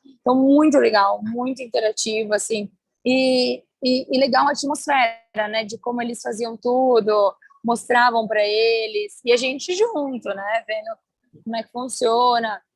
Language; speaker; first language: Portuguese; native; Portuguese